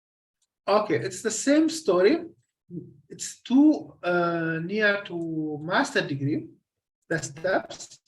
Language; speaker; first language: English; non-native, fluent; Arabic